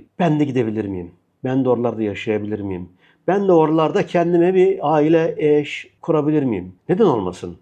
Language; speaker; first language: Turkish; native; Turkish